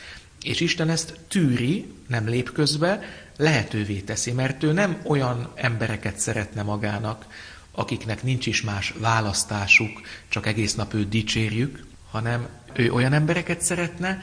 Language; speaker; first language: Hungarian; native; Hungarian